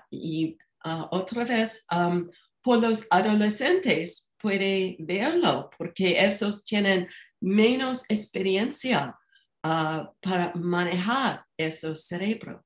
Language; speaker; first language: Spanish; non-native, fluent; English